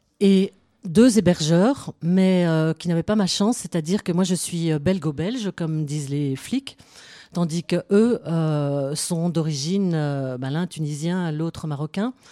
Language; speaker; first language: French; native; French